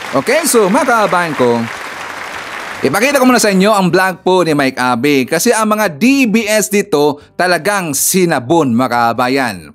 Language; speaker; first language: Filipino; non-native, local second language; Cebuano